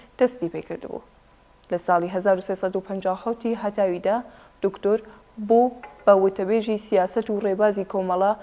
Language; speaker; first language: Central Kurdish; native; Central Kurdish